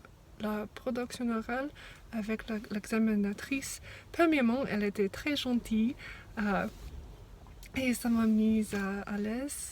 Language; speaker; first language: French; non-native, fluent; English